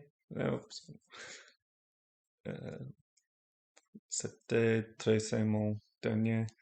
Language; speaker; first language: French; non-native, learner; English